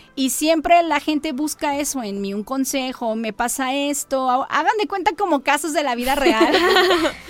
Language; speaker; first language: Spanish; native; Spanish